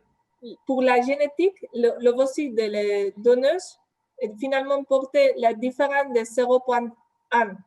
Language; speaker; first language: French; non-native, fluent; Spanish